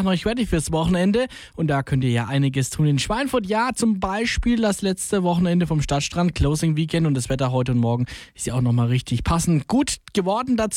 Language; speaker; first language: German; native; German